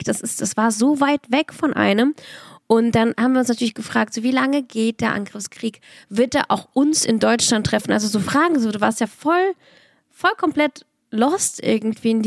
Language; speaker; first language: German; early bilingual, other home language; Russian